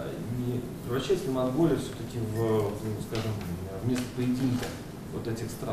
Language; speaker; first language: Russian; native; Russian